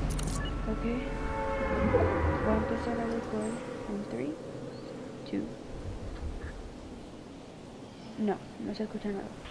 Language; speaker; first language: Spanish; early bilingual, other home language; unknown